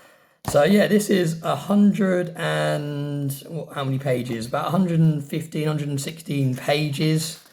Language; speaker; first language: English; native; English